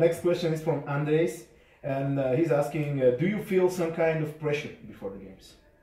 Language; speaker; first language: English; non-native, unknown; Slovak